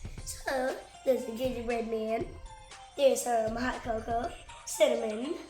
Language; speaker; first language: English; native; English